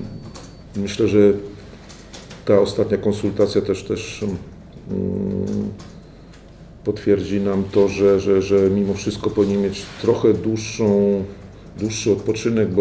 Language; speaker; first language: Polish; native; Polish